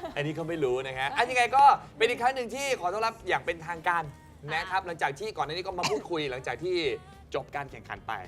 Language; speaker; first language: Thai; native; Thai